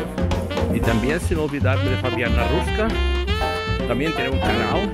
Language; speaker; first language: Spanish; non-native, fluent; Portuguese